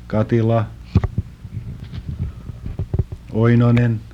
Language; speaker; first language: Finnish; early bilingual, heritage; Finnish